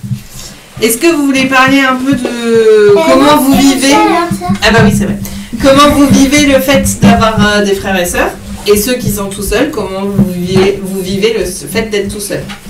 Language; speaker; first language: French; native; French